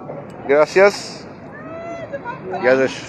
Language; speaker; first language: Spanish; non-native, learner; Bulgarian